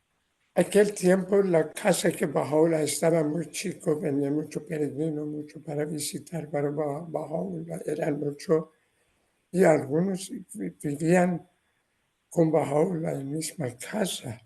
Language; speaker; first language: Spanish; non-native, learner; Persian